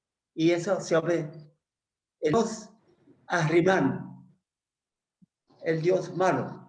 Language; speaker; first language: Spanish; non-native, fluent; Persian